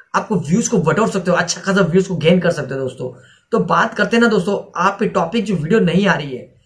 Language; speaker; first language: Hindi; native; Hindi